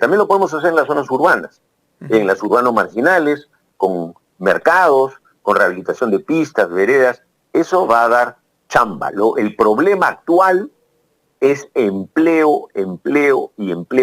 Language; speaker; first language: Spanish; native; Spanish